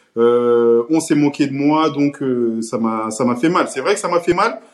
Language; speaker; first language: French; early bilingual, other home language; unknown